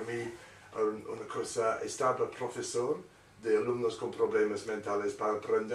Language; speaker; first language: Spanish; non-native, learner; English